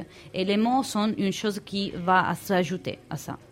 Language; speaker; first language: French; non-native, fluent; Italian